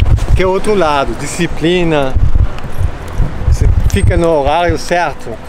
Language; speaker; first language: Portuguese; non-native, fluent; German